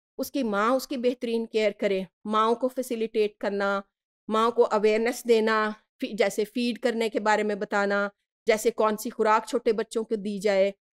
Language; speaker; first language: Urdu; native; Urdu